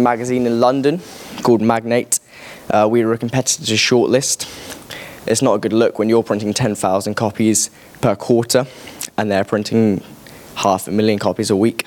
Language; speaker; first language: English; native; English